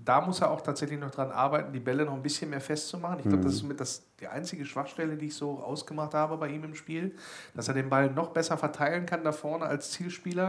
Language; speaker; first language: German; native; German